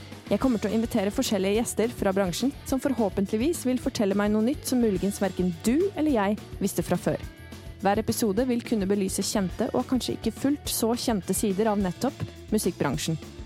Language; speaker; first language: Norwegian; native; Norwegian